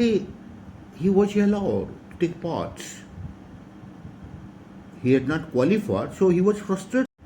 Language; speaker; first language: English; non-native, local second language; Odia